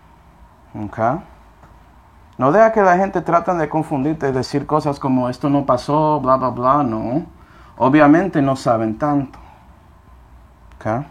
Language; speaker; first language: Spanish; non-native, fluent; English